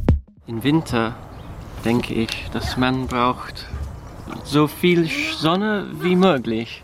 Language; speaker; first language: German; non-native, learner; English